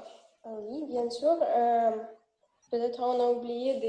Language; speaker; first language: French; non-native, learner; Russian